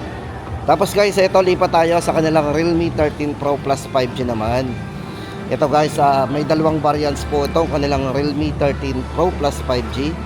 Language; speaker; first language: Filipino; native; Filipino